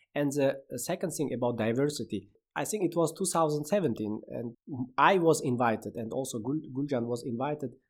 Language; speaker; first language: English; non-native, fluent; Uzbek